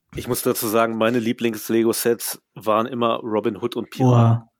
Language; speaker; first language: German; native; German